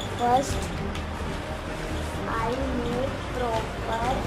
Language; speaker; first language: English; non-native, learner; Hindi